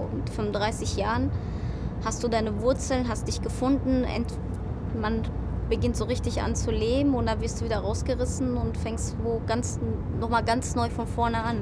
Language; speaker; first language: German; early bilingual, other home language; Persian